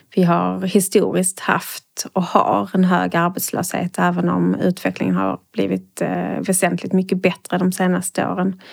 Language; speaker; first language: Swedish; native; Swedish